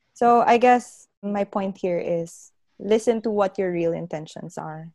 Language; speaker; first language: English; non-native, local second language; Hiligaynon